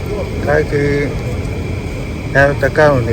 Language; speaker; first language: Finnish; non-native, fluent; Filipino